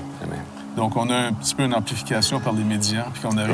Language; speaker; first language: French; native; French